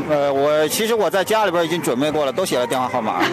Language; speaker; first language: Chinese; native; Chinese